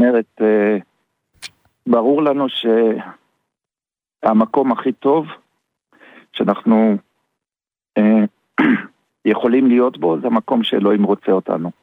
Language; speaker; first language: Hebrew; early bilingual, other home language; German